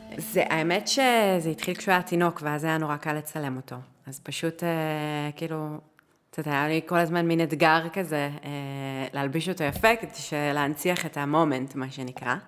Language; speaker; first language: Hebrew; native; Hebrew